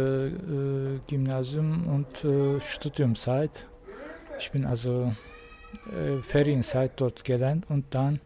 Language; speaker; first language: German; non-native, learner; Turkish